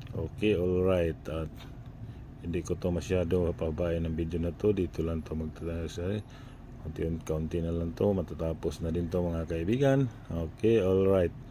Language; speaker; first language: Filipino; non-native, local second language; Cebuano